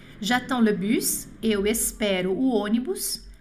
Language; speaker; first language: French; non-native, fluent; Portuguese